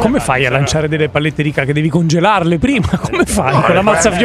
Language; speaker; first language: Italian; native; Italian